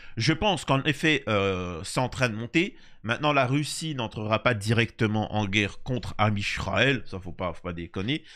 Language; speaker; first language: French; native; French